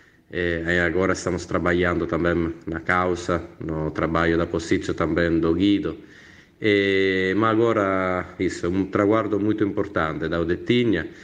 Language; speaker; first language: Portuguese; non-native, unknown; Italian